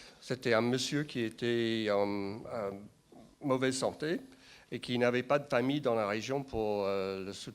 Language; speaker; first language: French; non-native, fluent; English